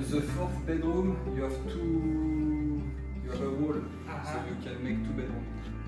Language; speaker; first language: English; non-native, learner; Thai